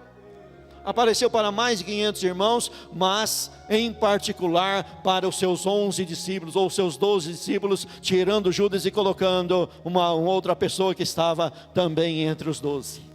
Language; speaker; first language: Portuguese; native; Portuguese